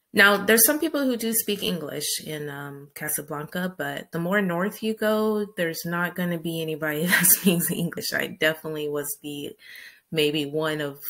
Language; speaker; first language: English; native; English